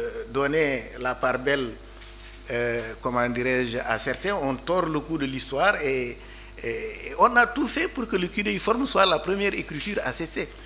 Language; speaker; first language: French; non-native, local second language; Fula